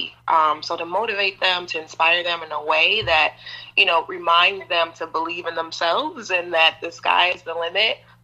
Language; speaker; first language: English; native; English